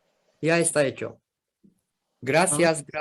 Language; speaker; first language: Spanish; non-native, fluent; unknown